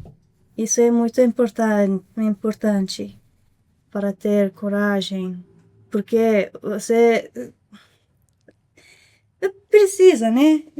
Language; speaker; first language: Portuguese; non-native, fluent; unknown